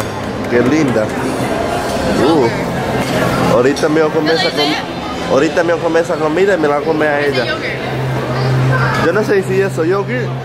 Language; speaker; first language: Spanish; early bilingual, heritage; English